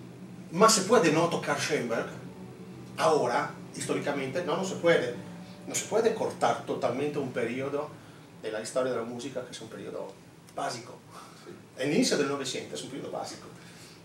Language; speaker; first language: Spanish; non-native, fluent; Italian